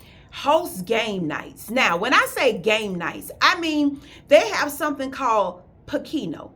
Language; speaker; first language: English; native; English